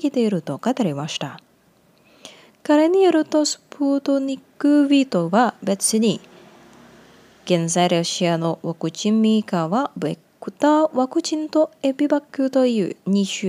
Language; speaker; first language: Japanese; non-native, fluent; Indonesian